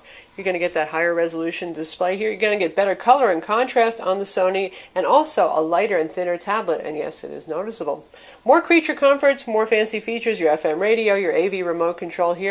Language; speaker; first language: English; native; English